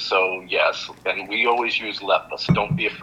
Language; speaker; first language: English; native; English